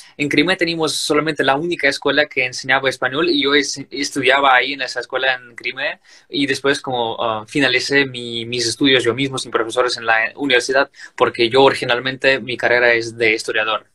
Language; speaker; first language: Spanish; non-native, fluent; Ukrainian